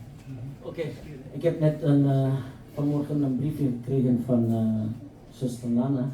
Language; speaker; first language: Dutch; non-native, fluent; Indonesian